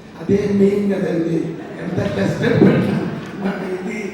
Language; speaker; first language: Telugu; non-native, fluent; Tamil